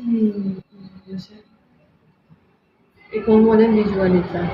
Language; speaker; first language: Catalan; non-native, local second language; Spanish